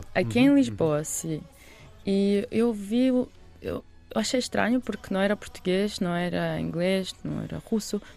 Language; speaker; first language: Portuguese; non-native, fluent; Russian